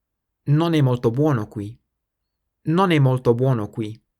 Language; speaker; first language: Italian; non-native, fluent; English